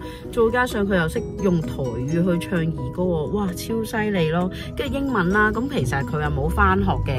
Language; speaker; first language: Cantonese; native; Cantonese